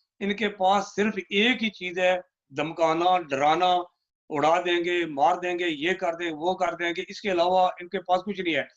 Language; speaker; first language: Urdu; non-native, local second language; Punjabi